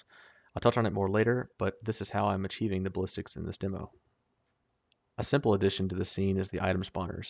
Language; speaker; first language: English; native; English